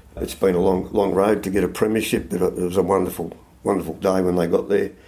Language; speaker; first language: English; native; English